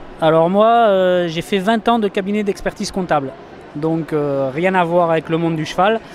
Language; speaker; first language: French; native; French